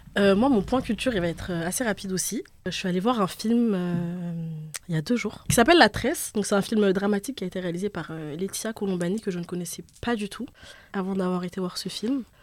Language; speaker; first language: French; early bilingual, other home language; Bambara